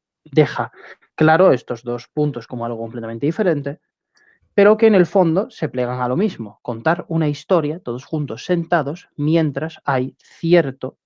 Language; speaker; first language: Spanish; native; Spanish